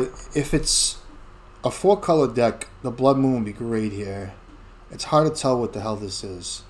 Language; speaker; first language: English; native; English